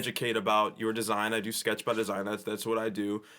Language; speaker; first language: English; native; English